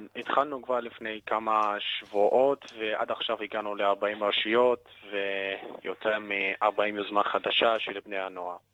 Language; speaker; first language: Hebrew; non-native, local second language; Arabic